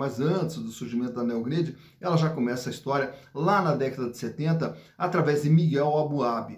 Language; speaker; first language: Portuguese; native; Portuguese